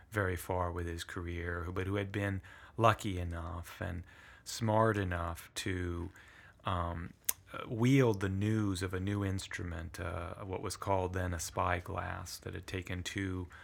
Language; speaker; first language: English; early bilingual, other home language; Italian